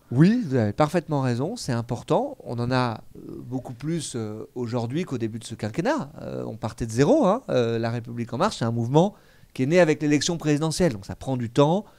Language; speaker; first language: French; native; French